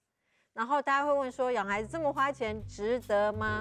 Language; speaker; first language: Chinese; native; Chinese